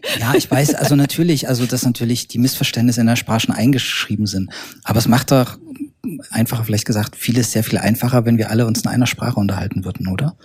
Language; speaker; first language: German; native; German